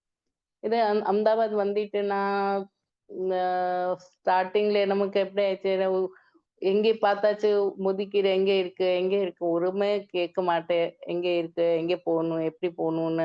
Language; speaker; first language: Tamil; non-native, learner; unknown